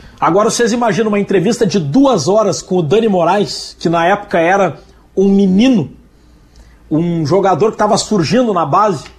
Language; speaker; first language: Portuguese; native; Portuguese